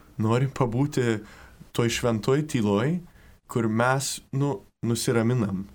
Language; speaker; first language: Lithuanian; early bilingual, heritage; Lithuanian